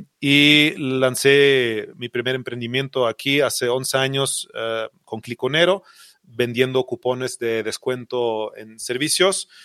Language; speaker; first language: Spanish; non-native, fluent; German